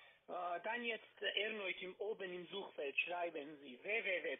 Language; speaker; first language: German; non-native, learner; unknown